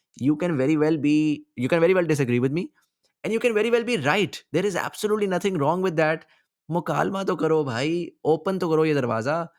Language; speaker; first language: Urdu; native; Urdu